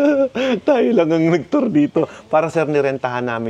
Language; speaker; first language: Filipino; native; Filipino